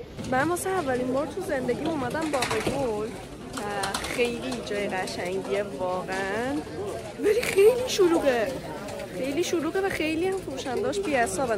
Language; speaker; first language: Persian; native; Persian